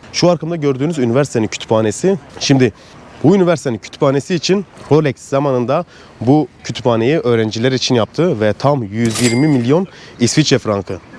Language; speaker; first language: Turkish; native; Turkish